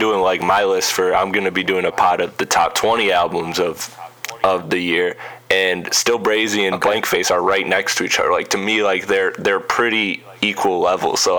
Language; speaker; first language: English; native; English